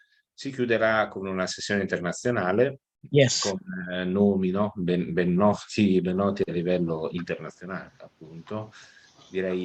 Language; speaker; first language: Italian; native; Italian